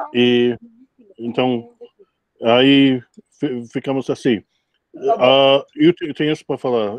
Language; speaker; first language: Portuguese; non-native, fluent; English